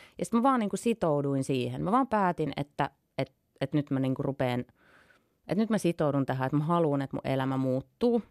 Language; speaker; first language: Finnish; native; Finnish